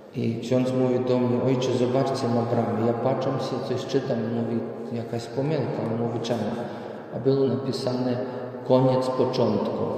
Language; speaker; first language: Polish; non-native, local second language; Ukrainian